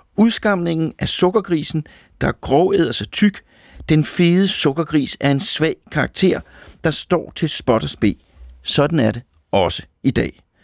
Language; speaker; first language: Danish; native; Danish